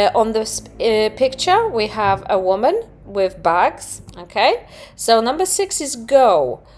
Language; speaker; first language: English; non-native, fluent; Polish